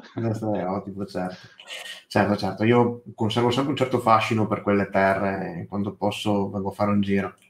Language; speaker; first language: Italian; native; Italian